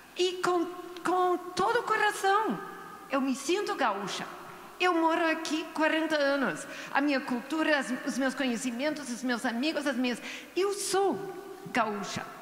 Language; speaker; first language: Portuguese; non-native, fluent; English